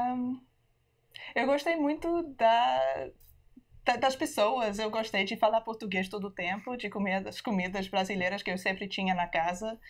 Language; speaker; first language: Portuguese; early bilingual, heritage; Portuguese